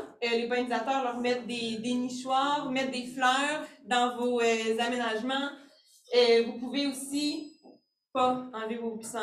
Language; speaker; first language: French; native; French